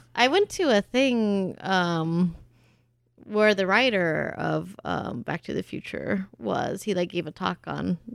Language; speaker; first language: English; early bilingual, other home language; German